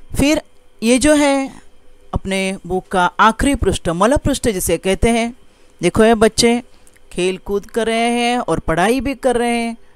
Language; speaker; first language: Hindi; non-native, local second language; Marathi